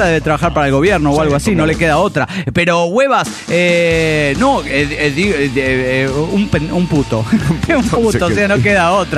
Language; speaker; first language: Spanish; native; Spanish